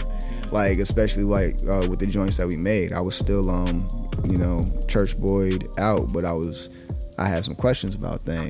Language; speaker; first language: English; native; English